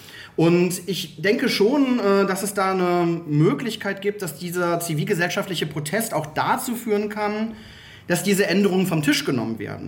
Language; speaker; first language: German; native; German